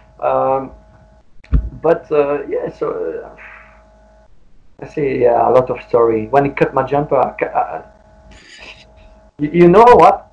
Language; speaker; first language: English; non-native, learner; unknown